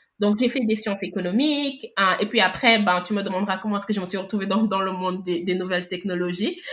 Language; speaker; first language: French; non-native, local second language; Wolof